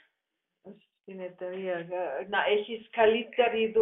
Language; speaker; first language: Greek; non-native, learner; German